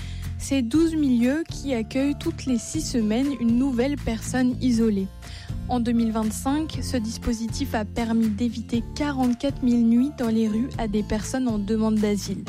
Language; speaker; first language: French; native; French